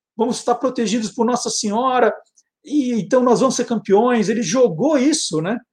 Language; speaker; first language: Portuguese; native; Portuguese